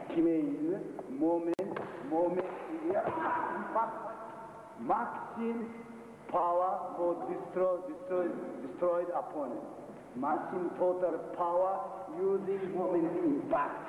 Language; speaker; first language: English; non-native, learner; Japanese